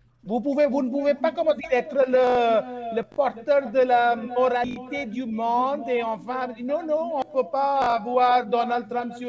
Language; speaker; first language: French; non-native, fluent; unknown